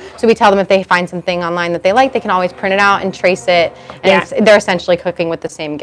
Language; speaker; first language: English; native; English